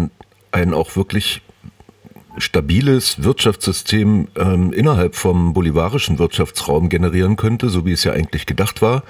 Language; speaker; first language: German; native; German